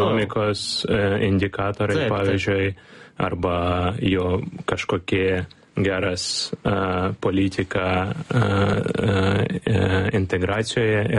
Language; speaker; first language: Lithuanian; non-native, learner; Ukrainian